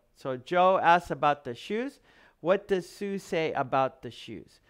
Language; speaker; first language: English; native; English